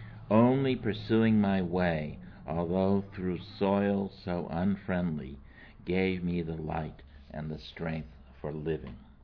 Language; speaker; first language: English; native; English